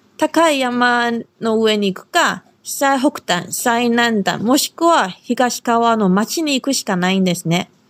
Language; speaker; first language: Japanese; non-native, fluent; Chinese